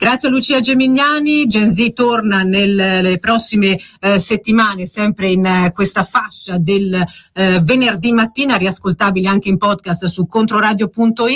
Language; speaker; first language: Italian; native; Italian